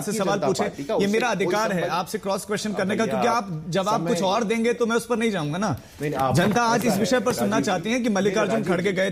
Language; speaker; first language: Hindi; native; Hindi